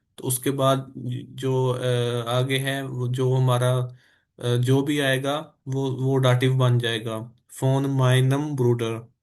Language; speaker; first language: Urdu; native; Urdu